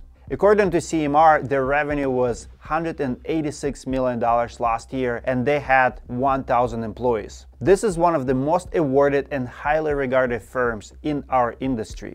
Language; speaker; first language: English; non-native, fluent; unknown